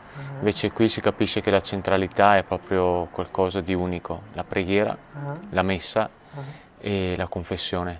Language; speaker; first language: Italian; native; Italian